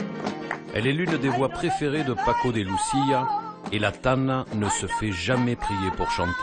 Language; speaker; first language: French; native; French